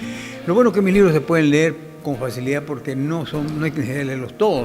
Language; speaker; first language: Spanish; native; Spanish